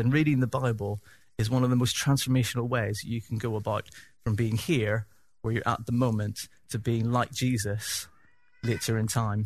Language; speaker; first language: English; native; English